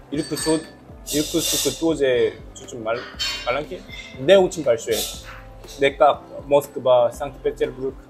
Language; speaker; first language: Russian; non-native, learner; Korean